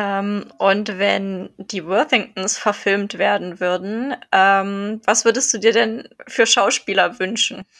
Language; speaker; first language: German; native; German